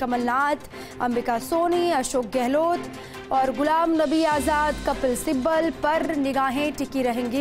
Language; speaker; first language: Hindi; native; Hindi